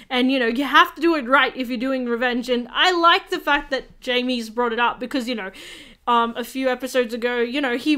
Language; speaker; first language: English; native; English